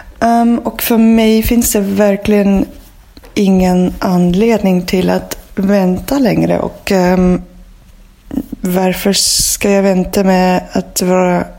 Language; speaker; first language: Swedish; non-native, fluent; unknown